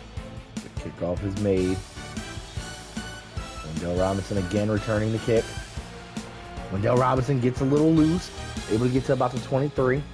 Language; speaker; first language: English; native; English